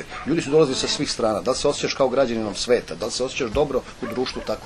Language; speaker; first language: Croatian; native; Croatian